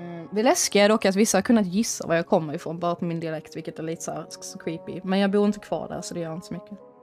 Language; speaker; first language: Swedish; native; Swedish